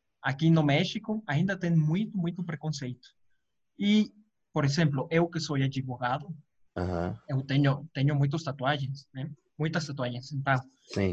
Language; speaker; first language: Portuguese; non-native, fluent; Spanish